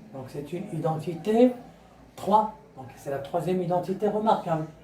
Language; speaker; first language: French; non-native, local second language; Arabic